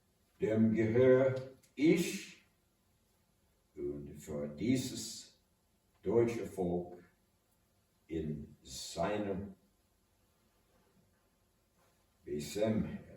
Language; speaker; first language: German; non-native, fluent; English